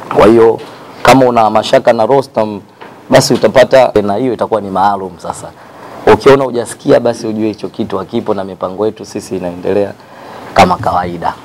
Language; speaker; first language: Swahili; native; Swahili